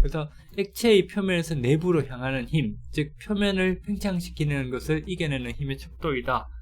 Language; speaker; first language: Korean; native; Korean